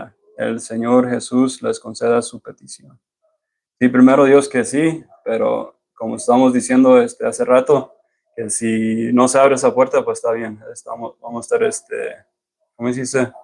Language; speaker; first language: Spanish; early bilingual, heritage; Spanish